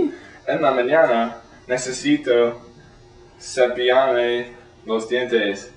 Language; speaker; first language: Spanish; non-native, learner; English